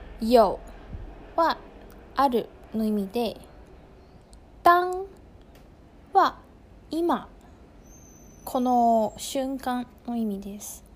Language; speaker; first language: Japanese; non-native, fluent; Chinese